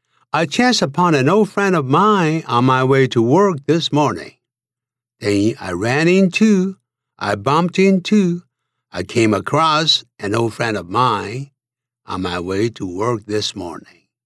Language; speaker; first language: English; non-native, fluent; Chinese